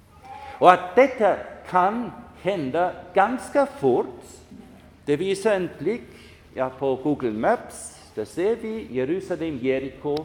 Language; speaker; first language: Swedish; non-native, fluent; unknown